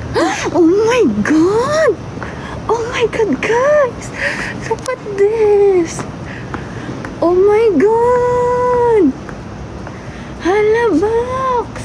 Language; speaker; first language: English; non-native, local second language; Filipino